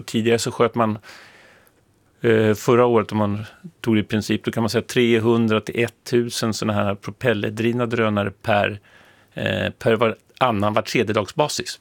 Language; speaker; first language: Swedish; native; Swedish